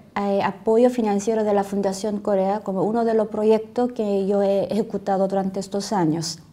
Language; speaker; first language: Spanish; non-native, fluent; Korean